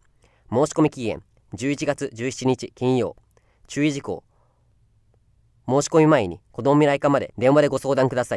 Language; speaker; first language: Japanese; native; Japanese